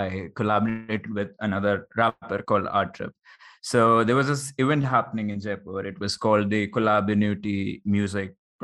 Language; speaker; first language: English; non-native, local second language; Hindi